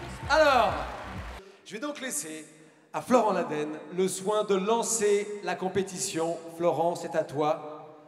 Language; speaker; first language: French; native; French